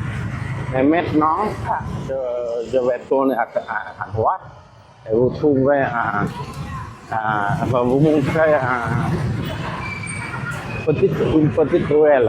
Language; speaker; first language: French; non-native, fluent; Vietnamese